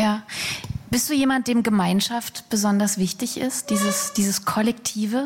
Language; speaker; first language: German; native; German